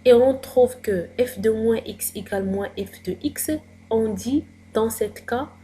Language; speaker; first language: French; non-native, local second language; Arabic